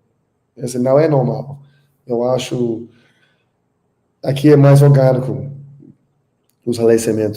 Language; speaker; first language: Portuguese; non-native, learner; English